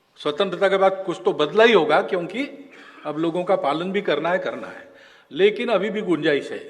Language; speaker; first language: Hindi; non-native, local second language; Marathi